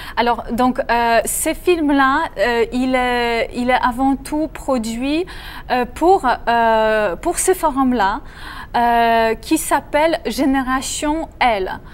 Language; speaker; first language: French; non-native, fluent; Polish